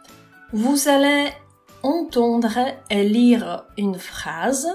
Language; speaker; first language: French; non-native, fluent; Polish